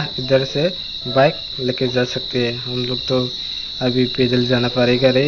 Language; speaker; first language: Hindi; non-native, local second language; Kok Borok